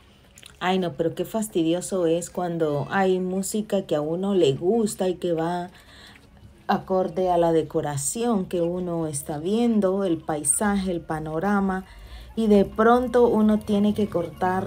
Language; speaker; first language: Spanish; native; Spanish